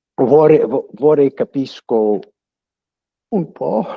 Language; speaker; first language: Italian; early bilingual, other home language; English